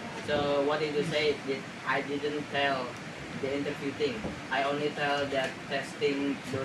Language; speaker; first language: English; non-native, fluent; Indonesian